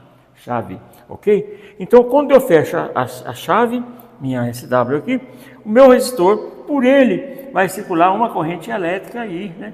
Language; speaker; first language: Portuguese; native; Portuguese